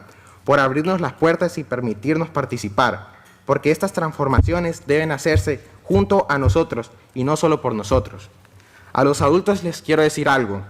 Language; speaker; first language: Spanish; native; Spanish